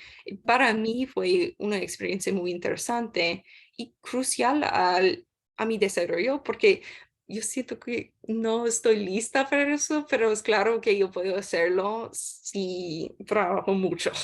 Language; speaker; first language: Spanish; non-native, learner; English